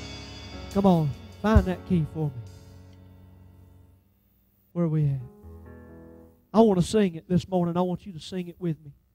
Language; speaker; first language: English; native; English